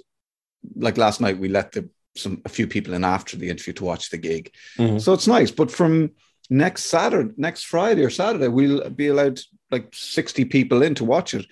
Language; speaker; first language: English; native; English